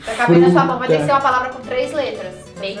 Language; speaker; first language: Portuguese; native; Portuguese